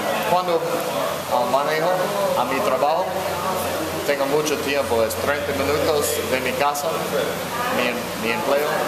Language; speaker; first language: Spanish; non-native, learner; English